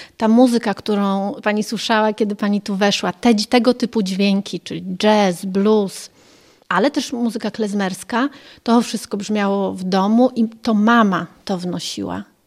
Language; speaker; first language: Polish; early bilingual, other home language; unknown